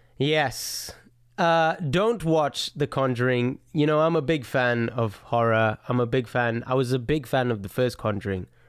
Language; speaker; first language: English; native; English